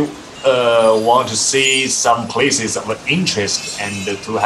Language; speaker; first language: English; non-native, fluent; Chinese